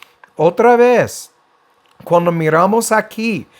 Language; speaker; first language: Spanish; non-native, fluent; English